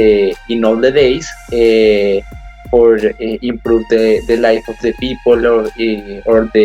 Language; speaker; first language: English; non-native, learner; Spanish